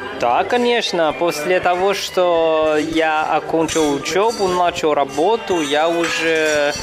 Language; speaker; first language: Russian; non-native, learner; Chinese